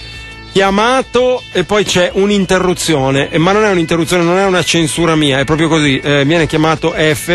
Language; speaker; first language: Italian; native; Italian